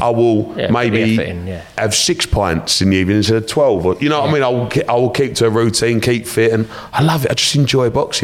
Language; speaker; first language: English; native; English